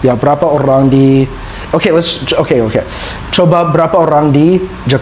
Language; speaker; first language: Indonesian; non-native, learner; English